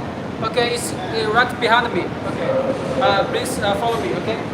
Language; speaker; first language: English; non-native, learner; Chinese